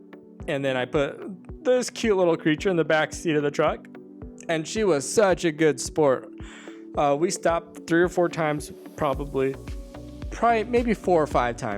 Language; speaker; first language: English; native; English